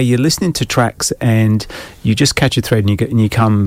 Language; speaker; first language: English; native; English